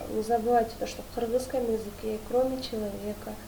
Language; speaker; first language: Russian; non-native, local second language; Kyrgyz